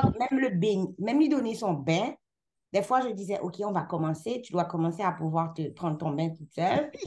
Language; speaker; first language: French; non-native, local second language; Haitian Creole